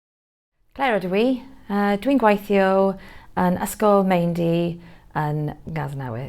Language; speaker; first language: Welsh; non-native, learner; English